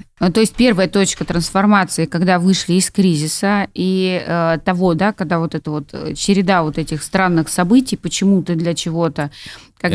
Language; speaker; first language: Russian; native; Russian